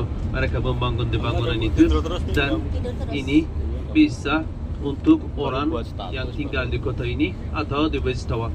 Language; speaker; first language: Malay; non-native, learner; Turkish